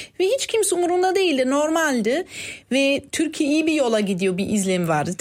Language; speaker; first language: Turkish; non-native, fluent; German